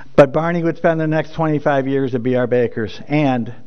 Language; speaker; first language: English; native; English